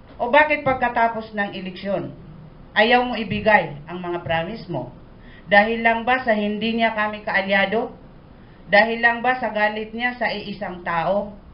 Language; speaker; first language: Filipino; non-native, local second language; Maranao